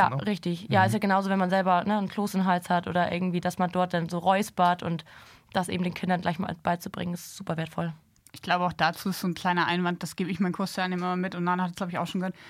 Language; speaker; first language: German; native; German